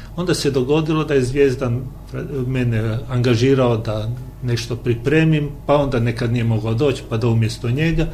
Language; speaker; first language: Croatian; native; Croatian